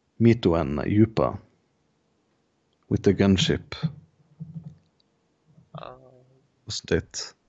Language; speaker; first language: English; non-native, fluent; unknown